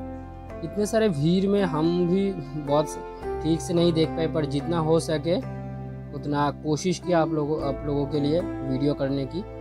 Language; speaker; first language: Hindi; non-native, local second language; Bangla